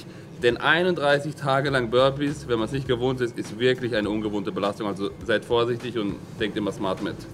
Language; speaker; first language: German; native; German